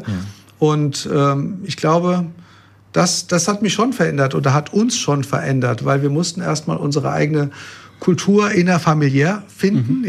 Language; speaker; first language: German; native; German